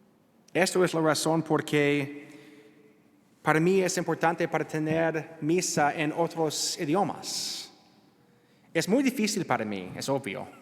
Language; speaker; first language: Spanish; non-native, learner; English